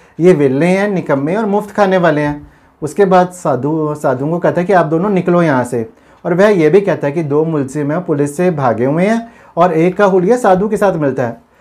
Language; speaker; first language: Hindi; non-native, local second language; Punjabi